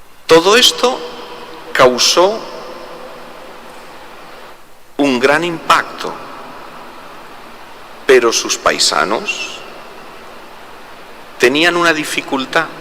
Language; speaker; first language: Spanish; native; Spanish